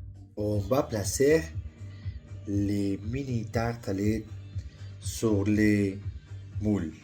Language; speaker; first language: French; non-native, learner; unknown